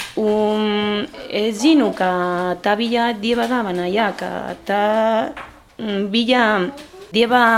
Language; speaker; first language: Latvian; non-native, learner; Spanish